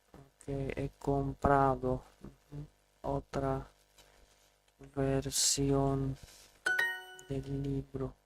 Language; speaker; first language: Spanish; non-native, learner; English